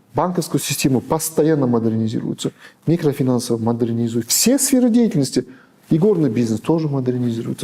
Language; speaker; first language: Russian; non-native, local second language; Kazakh